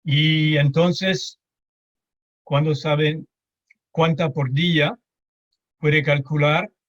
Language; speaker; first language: Spanish; non-native, fluent; French